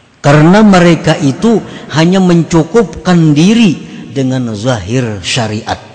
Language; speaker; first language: Indonesian; non-native, local second language; Banjar